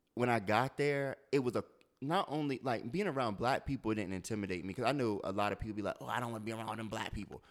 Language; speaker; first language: English; native; English